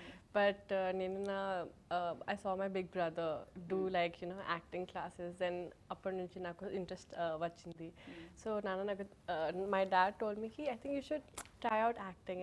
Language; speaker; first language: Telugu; non-native, local second language; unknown